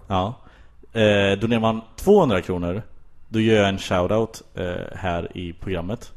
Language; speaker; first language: Swedish; native; Swedish